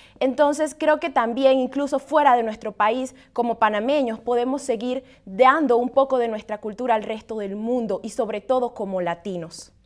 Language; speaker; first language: Spanish; native; Spanish